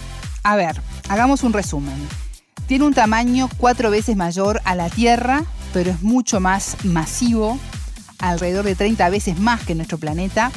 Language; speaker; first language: Spanish; native; Spanish